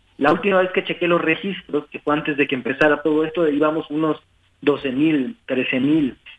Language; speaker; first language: Spanish; native; Spanish